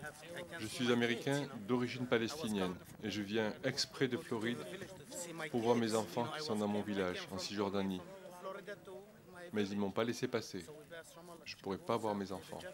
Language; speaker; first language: French; native; French